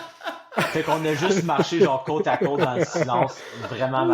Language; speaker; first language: French; native; French